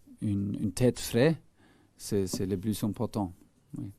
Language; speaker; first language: French; non-native, fluent; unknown